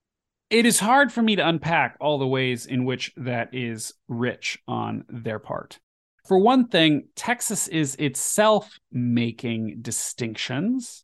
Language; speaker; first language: English; native; English